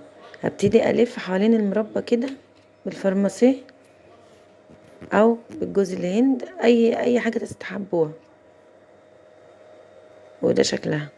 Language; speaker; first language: Arabic; native; Arabic